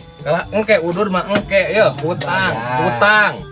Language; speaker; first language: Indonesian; non-native, local second language; Sundanese